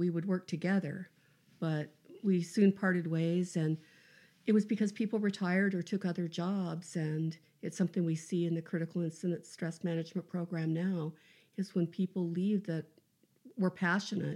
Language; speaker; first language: English; native; English